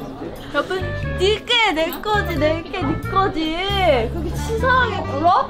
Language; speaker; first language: Korean; non-native, fluent; Chinese